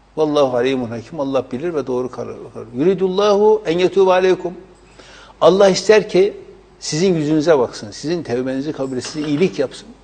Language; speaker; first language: Turkish; native; Turkish